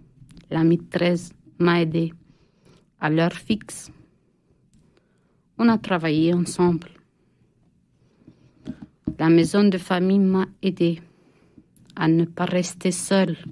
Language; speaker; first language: French; non-native, learner; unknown